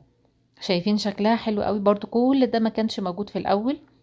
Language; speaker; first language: Arabic; native; Arabic